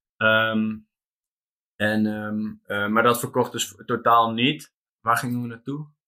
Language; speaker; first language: Dutch; native; Dutch